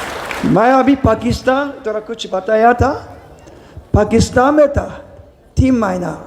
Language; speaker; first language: Hindi; non-native, learner; Japanese